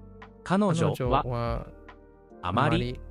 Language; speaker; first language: Japanese; non-native, learner; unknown